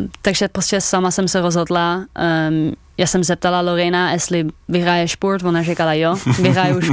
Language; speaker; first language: Czech; early bilingual, heritage; Dutch